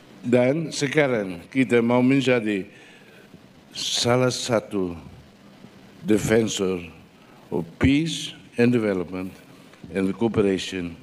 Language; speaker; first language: Indonesian; non-native, fluent; Portuguese